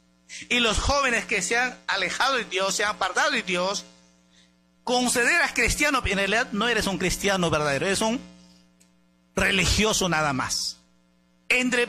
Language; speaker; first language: Spanish; native; Spanish